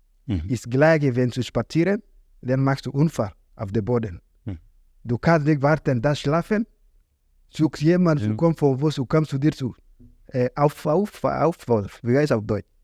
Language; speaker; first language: German; non-native, learner; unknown